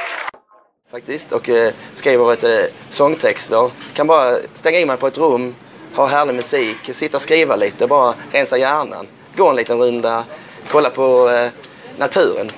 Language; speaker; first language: Swedish; native; Swedish